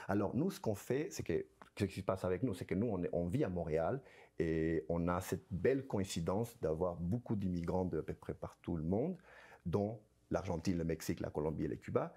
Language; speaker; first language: French; non-native, fluent; Spanish